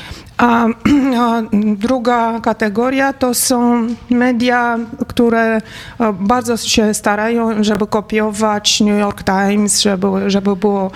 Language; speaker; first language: Polish; non-native, fluent; Romanian